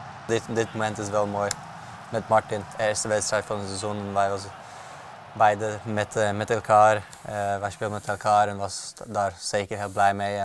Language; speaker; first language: Dutch; non-native, fluent; Norwegian